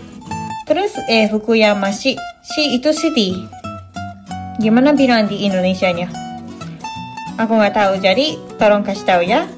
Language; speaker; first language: Indonesian; non-native, fluent; Japanese